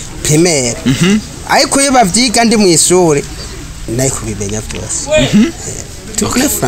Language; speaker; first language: French; non-native, learner; Rundi